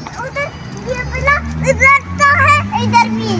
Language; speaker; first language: Hindi; non-native, local second language; Bangla